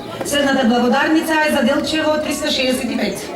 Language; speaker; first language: Macedonian; native; Macedonian